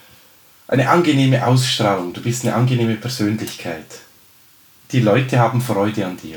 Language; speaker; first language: German; native; German